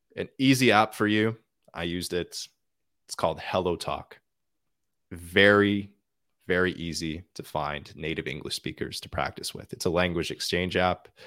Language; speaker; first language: English; native; English